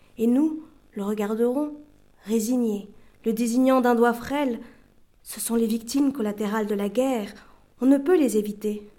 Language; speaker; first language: French; non-native, local second language; Arabic